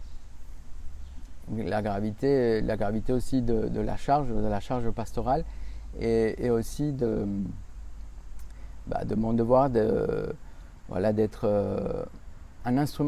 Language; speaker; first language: French; non-native, fluent; Spanish